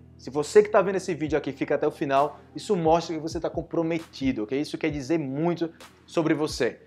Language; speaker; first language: Portuguese; native; Portuguese